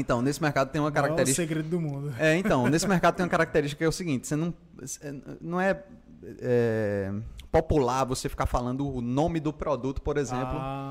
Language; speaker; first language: Portuguese; native; Portuguese